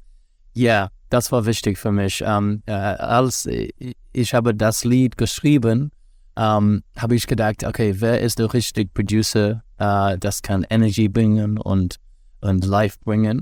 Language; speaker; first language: German; non-native, fluent; English